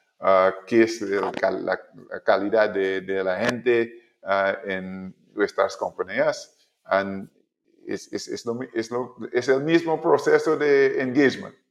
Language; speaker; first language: Spanish; non-native, learner; English